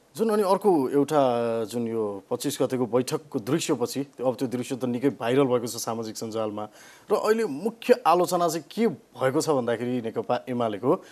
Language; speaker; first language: Nepali; native; Nepali